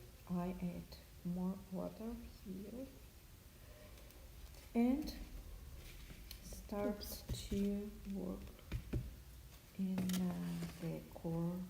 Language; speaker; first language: English; non-native, learner; Russian